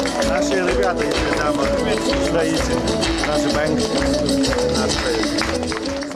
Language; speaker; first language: Russian; non-native, local second language; Kyrgyz